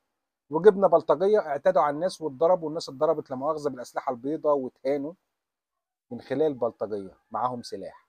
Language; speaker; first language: Arabic; native; Arabic